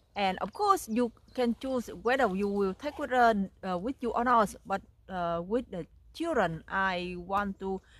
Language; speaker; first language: English; non-native, learner; Vietnamese